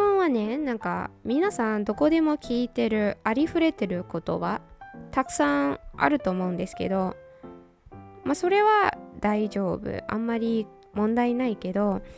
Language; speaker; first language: Japanese; non-native, fluent; Burmese